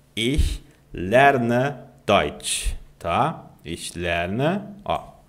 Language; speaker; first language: German; non-native, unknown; Portuguese